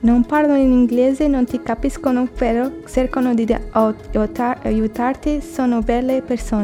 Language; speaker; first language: Italian; non-native, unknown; Portuguese